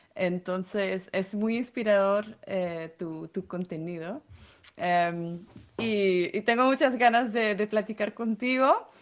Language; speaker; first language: Spanish; non-native, fluent; Dutch